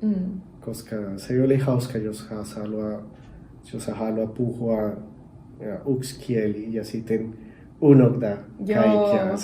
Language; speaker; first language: Finnish; non-native, learner; Spanish